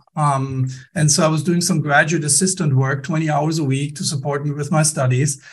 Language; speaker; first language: English; non-native, fluent; German